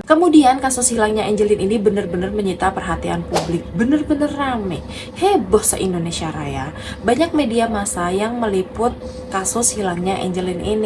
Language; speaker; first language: Indonesian; native; Indonesian